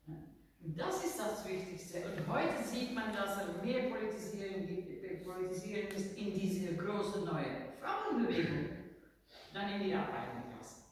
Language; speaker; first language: German; non-native, learner; Dutch